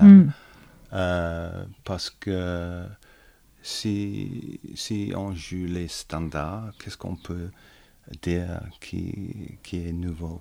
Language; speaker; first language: French; non-native, learner; English